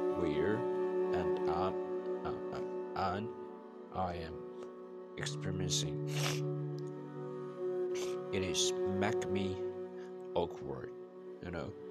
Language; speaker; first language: English; non-native, learner; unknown